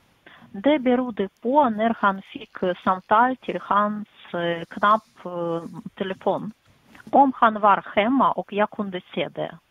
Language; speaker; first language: Swedish; non-native, fluent; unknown